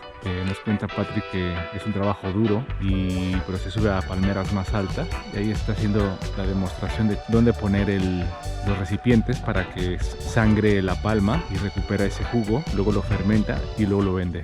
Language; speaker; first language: Spanish; native; Spanish